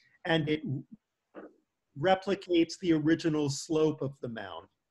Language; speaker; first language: English; native; English